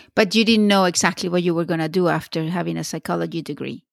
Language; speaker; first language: English; non-native, fluent; Spanish